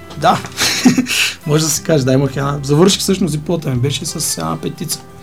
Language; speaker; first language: Bulgarian; native; Bulgarian